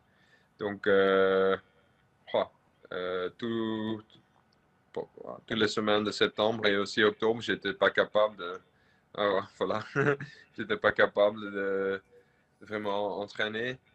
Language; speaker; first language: French; non-native, local second language; Dutch